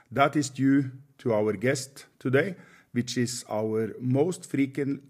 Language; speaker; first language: English; non-native, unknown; Norwegian